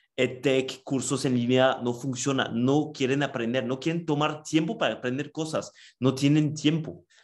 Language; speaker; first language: Spanish; non-native, fluent; French